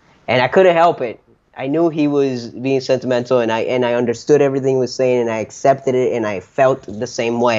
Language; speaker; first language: English; early bilingual, other home language; Spanish